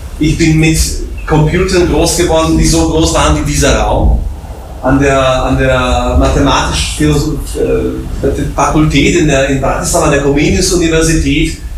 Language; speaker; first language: German; non-native, fluent; Slovak